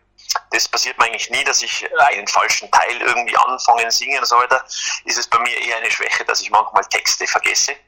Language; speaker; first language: German; native; German